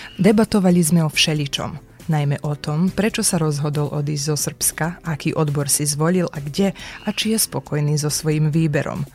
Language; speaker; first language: Slovak; early bilingual, heritage; Slovak